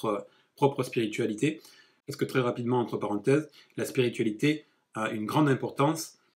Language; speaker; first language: French; native; French